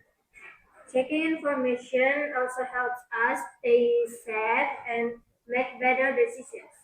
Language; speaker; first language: English; non-native, learner; Indonesian